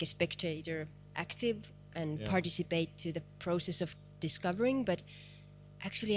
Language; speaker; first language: English; non-native, fluent; Finnish